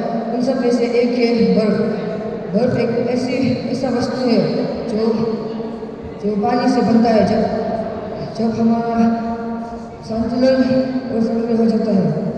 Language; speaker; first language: Hindi; non-native, local second language; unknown